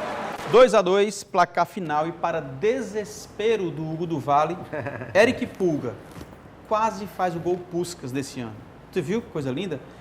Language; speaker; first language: Portuguese; native; Portuguese